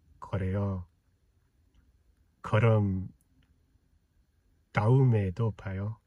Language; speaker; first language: Korean; non-native, learner; English